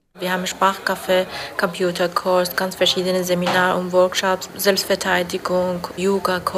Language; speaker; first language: German; non-native, learner; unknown